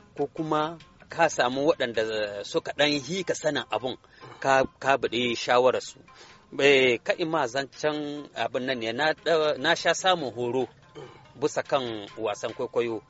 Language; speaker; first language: Hausa; native; Hausa